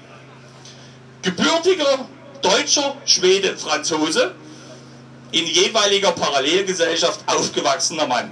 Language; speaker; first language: German; native; German